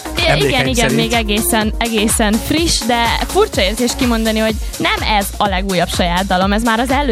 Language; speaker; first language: Hungarian; native; Hungarian